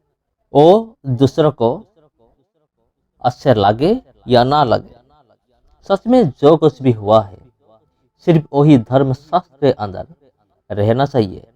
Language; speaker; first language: Hindi; non-native, local second language; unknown